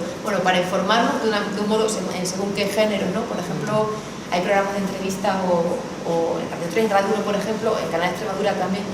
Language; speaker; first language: Spanish; native; Spanish